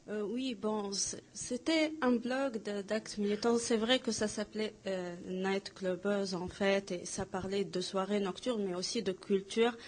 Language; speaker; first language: French; non-native, local second language; Arabic